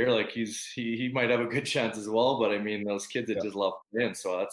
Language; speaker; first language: English; native; English